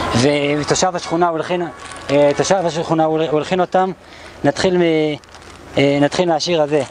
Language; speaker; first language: Hebrew; native; Hebrew